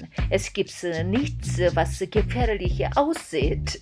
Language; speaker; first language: German; non-native, fluent; Korean